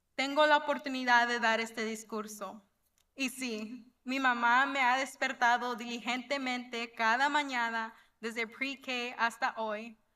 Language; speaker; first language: Spanish; early bilingual, heritage; Spanish